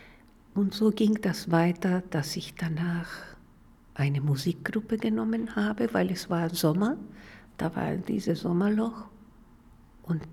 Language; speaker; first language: German; non-native, fluent; Spanish